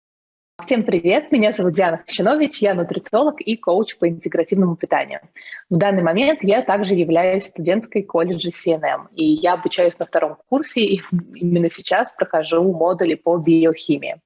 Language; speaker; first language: Russian; native; Russian